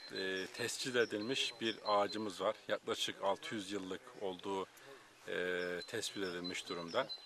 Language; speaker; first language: Turkish; native; Turkish